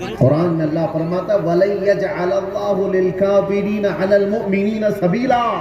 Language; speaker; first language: Urdu; native; Urdu